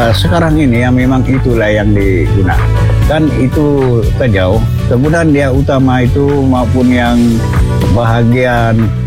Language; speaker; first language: Malay; non-native, local second language; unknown